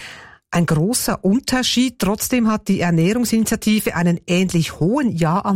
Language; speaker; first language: German; native; German